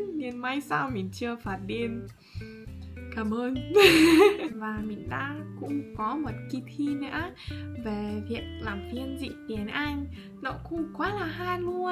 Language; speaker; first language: Vietnamese; non-native, fluent; Russian